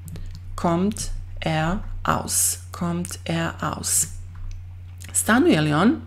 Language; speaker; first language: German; non-native, fluent; Croatian